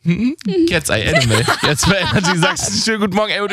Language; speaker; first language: German; native; German